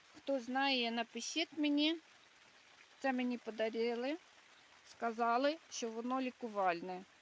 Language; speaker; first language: Ukrainian; native; Ukrainian